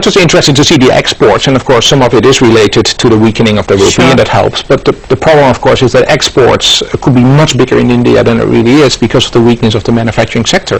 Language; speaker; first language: English; non-native, fluent; Dutch